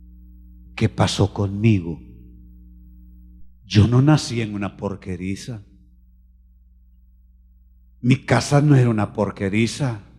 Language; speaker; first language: Spanish; native; Spanish